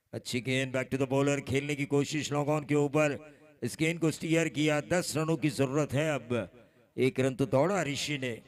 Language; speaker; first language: Hindi; non-native, local second language; Marathi